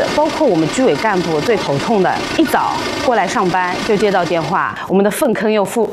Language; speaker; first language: Chinese; native; Chinese